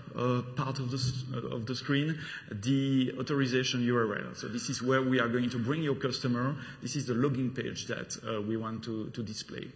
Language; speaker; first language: English; non-native, fluent; French